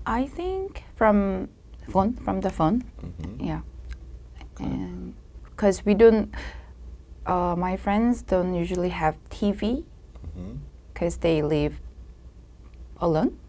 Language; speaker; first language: English; non-native, learner; Korean